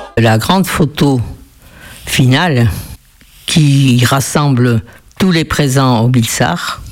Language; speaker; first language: French; early bilingual, other home language; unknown